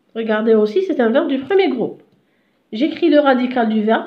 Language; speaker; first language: French; non-native, local second language; Arabic